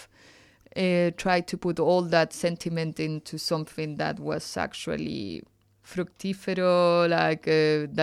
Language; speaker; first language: English; non-native, fluent; Spanish